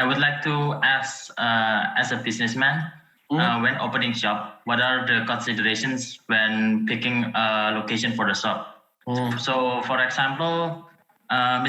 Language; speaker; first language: English; non-native, local second language; Indonesian